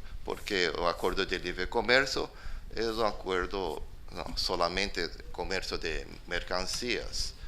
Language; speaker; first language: Spanish; non-native, fluent; Portuguese